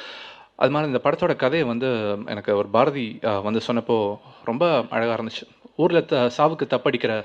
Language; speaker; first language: Tamil; native; Tamil